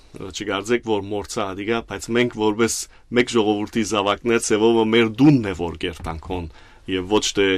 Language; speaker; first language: Armenian; early bilingual, heritage; Armenian